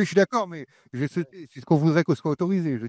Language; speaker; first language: French; native; French